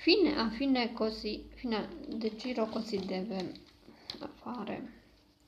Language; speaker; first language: Italian; non-native, learner; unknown